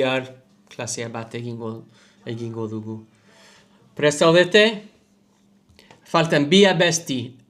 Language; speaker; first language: Basque; non-native, learner; English